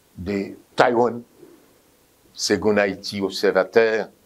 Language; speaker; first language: Spanish; non-native, fluent; Haitian Creole